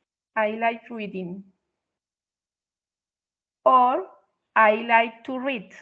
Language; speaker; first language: English; non-native, fluent; Spanish